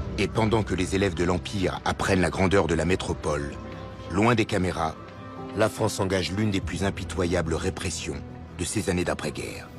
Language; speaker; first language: French; native; French